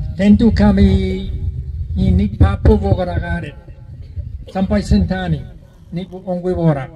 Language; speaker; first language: Indonesian; non-native, fluent; English